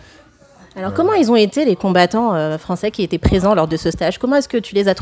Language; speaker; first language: French; native; French